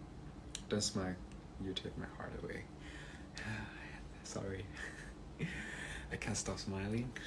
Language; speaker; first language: English; non-native, learner; Thai